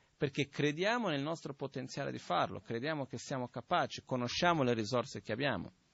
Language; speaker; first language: Italian; non-native, fluent; Portuguese